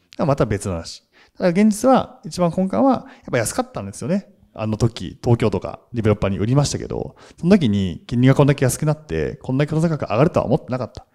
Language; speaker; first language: Japanese; native; Japanese